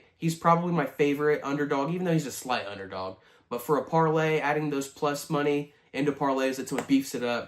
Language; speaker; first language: English; native; English